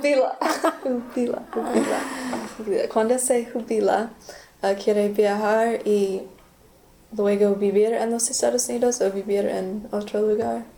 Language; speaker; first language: Spanish; non-native, learner; English